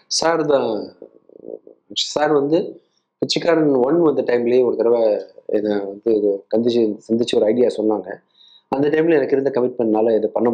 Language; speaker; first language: Tamil; native; Tamil